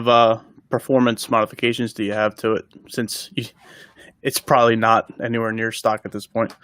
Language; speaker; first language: English; native; English